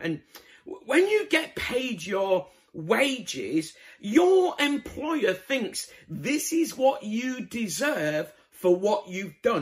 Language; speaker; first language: English; native; English